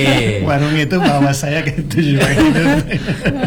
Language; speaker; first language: Indonesian; non-native, learner; Spanish